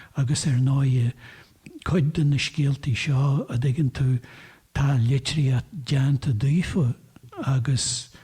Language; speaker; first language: Irish; native; Irish